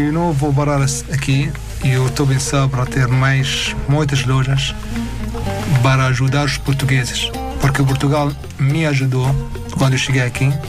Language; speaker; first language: Portuguese; non-native, learner; Arabic